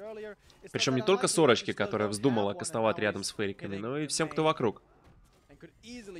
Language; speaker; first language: Russian; native; Russian